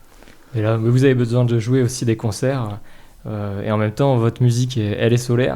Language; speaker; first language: French; native; French